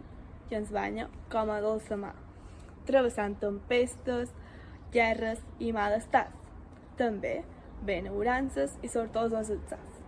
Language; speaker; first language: Catalan; native; Catalan